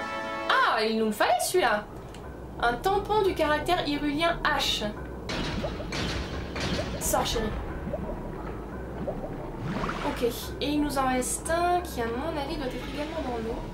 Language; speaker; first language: French; native; French